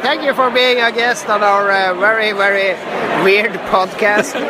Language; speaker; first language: English; non-native, fluent; Norwegian